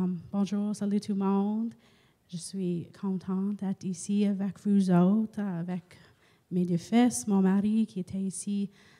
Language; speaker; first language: French; non-native, learner; English